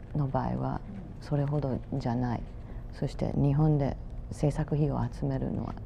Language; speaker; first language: Japanese; non-native, fluent; English